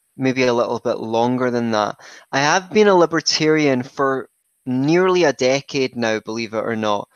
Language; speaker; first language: English; native; English